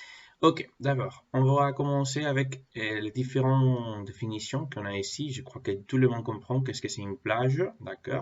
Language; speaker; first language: French; non-native, fluent; Spanish